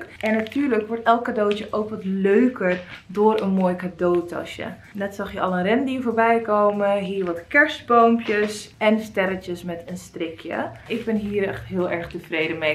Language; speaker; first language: Dutch; native; Dutch